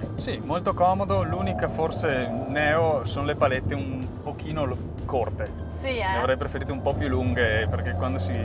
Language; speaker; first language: Italian; native; Italian